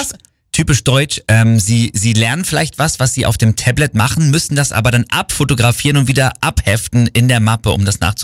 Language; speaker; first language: German; native; German